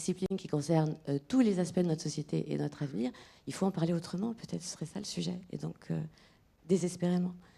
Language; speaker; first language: French; native; French